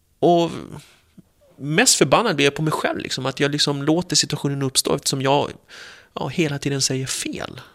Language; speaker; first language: Swedish; early bilingual, other home language; Spanish